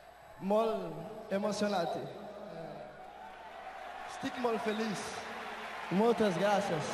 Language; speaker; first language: Spanish; non-native, learner; Portuguese